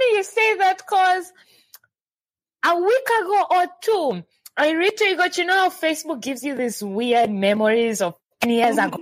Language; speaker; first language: English; non-native, local second language; Swahili